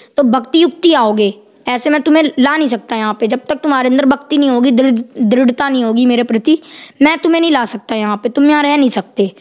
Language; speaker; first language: Hindi; native; Hindi